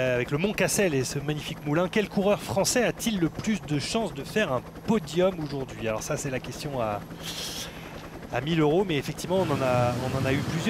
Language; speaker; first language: French; native; French